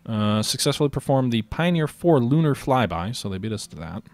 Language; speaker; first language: English; native; English